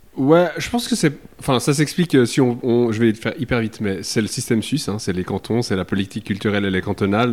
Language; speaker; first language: French; native; French